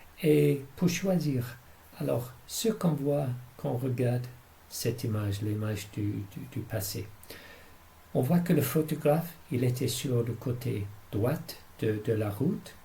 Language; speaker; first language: French; non-native, fluent; English